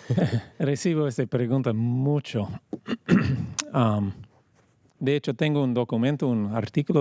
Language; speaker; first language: Spanish; non-native, fluent; English